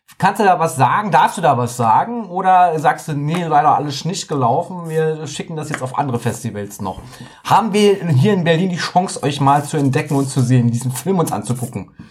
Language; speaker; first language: German; native; German